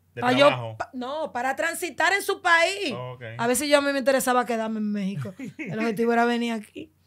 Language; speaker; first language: Spanish; native; Spanish